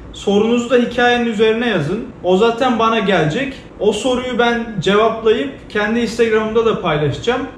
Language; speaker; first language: Turkish; native; Turkish